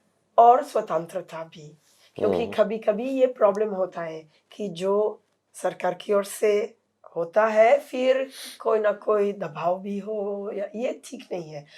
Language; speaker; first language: Hindi; non-native, fluent; Italian